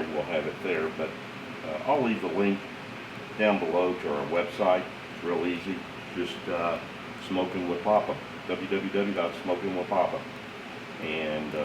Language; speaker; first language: English; native; English